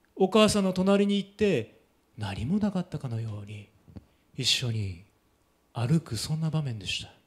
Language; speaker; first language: Japanese; native; Japanese